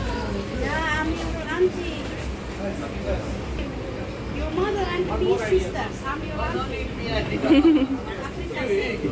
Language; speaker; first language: English; non-native, learner; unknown